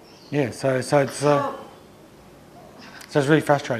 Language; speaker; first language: English; native; English